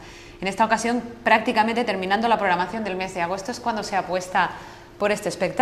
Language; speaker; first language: Spanish; native; Spanish